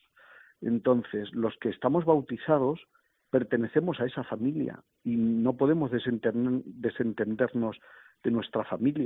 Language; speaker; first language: Spanish; native; Spanish